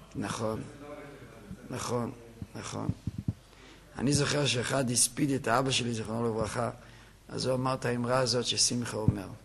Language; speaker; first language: Hebrew; native; Hebrew